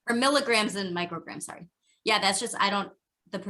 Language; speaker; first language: English; native; English